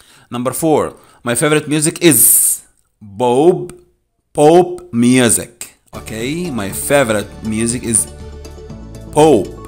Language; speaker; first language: English; non-native, fluent; Arabic